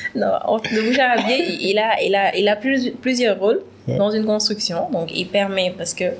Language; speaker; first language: French; non-native, local second language; Wolof